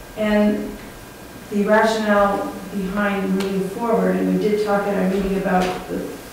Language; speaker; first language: English; native; English